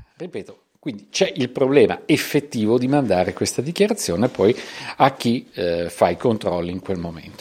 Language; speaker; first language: Italian; native; Italian